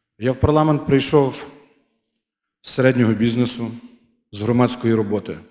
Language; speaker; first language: Ukrainian; native; Ukrainian